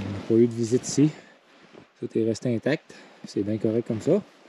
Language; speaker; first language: French; native; French